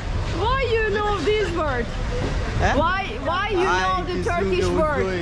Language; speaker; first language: English; non-native, learner; Turkish